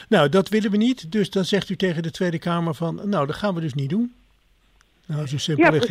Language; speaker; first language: Dutch; native; Dutch